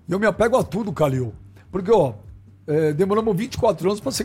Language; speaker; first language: Portuguese; native; Portuguese